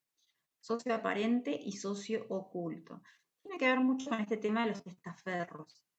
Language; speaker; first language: Spanish; native; Spanish